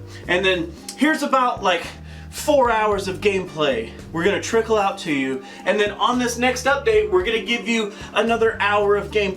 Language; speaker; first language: English; native; English